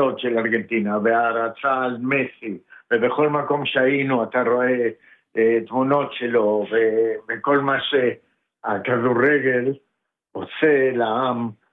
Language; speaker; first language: Hebrew; non-native, fluent; Spanish